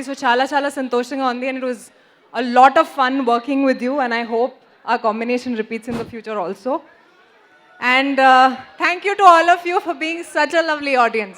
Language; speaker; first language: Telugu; non-native, fluent; Hindi